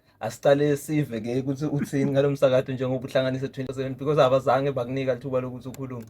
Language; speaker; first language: Zulu; native; Zulu